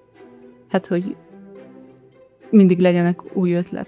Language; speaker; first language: Hungarian; early bilingual, heritage; Hungarian